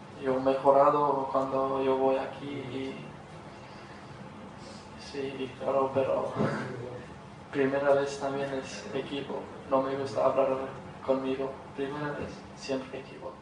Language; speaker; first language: Spanish; non-native, learner; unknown